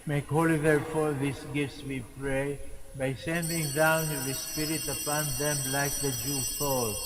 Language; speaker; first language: English; non-native, local second language; Filipino